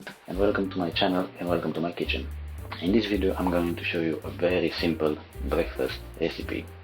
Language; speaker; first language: English; non-native, fluent; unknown